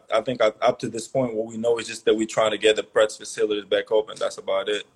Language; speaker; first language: English; early bilingual, other home language; Portuguese